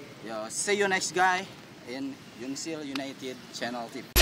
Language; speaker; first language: English; non-native, learner; Indonesian